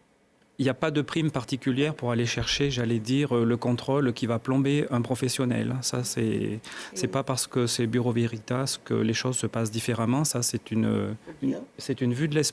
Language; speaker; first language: French; native; French